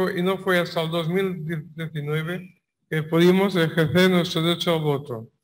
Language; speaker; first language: Spanish; native; Spanish